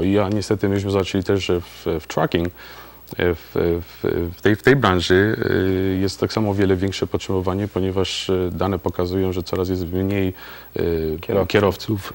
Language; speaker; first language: Polish; native; Polish